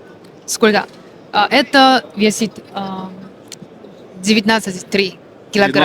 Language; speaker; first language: Russian; non-native, learner; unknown